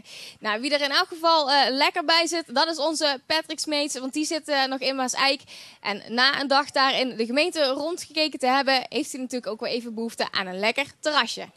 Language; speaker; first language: Dutch; native; Dutch